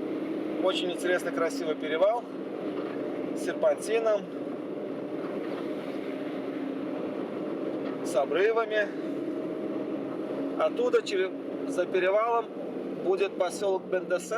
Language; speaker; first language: Russian; native; Russian